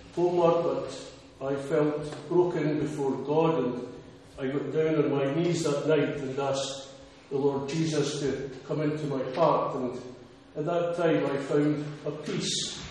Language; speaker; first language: English; native; English